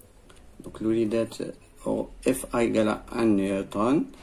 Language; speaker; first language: French; non-native, local second language; Arabic